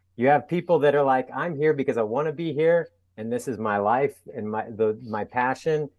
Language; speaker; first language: English; native; English